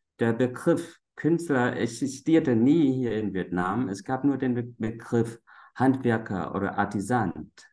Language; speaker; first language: German; non-native, fluent; Vietnamese